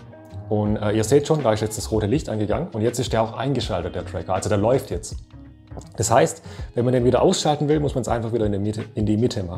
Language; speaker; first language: German; native; German